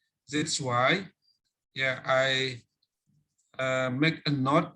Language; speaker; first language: English; non-native, fluent; Indonesian